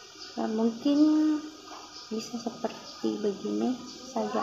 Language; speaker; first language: Indonesian; native; Indonesian